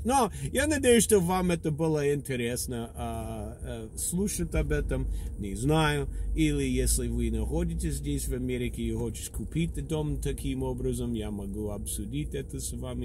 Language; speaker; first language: Russian; non-native, learner; English